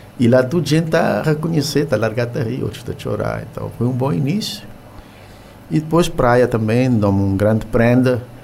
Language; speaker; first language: Portuguese; non-native, local second language; Kabuverdianu